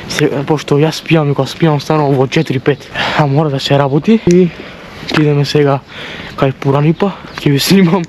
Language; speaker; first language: Macedonian; non-native, local second language; Romany